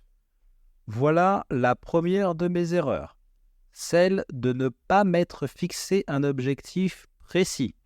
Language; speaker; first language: French; native; French